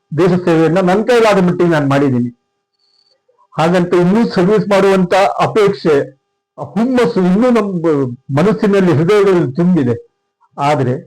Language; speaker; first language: Kannada; native; Kannada